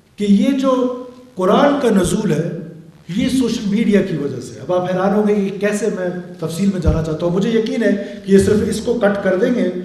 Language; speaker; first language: Urdu; non-native, local second language; Baluchi